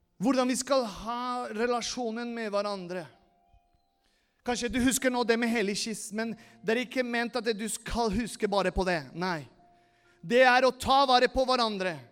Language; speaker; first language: Norwegian; non-native, fluent; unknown